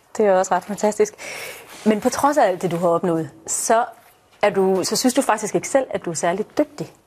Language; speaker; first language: Danish; native; Danish